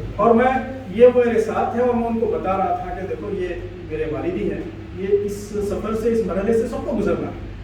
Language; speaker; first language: Urdu; native; Urdu